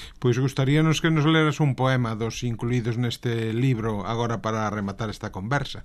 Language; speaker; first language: Galician; native; Galician